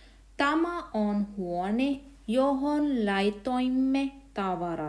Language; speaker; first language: Finnish; non-native, fluent; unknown